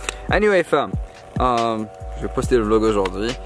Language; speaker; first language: French; non-native, local second language; Arabic